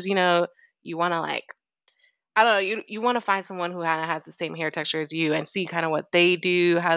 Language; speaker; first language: English; native; English